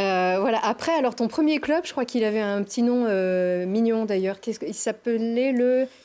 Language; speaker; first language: French; native; French